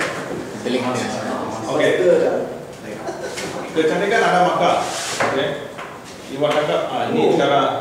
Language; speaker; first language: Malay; non-native, local second language; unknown